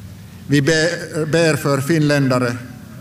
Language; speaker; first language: Swedish; non-native, local second language; Finnish